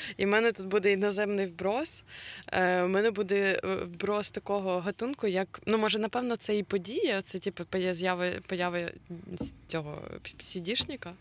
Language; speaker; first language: Ukrainian; non-native, local second language; Russian